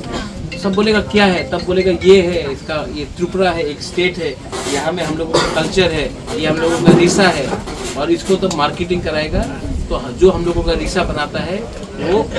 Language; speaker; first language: Hindi; non-native, local second language; Kok Borok